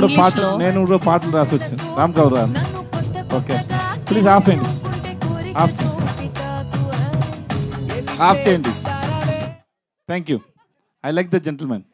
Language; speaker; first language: Telugu; non-native, learner; Tamil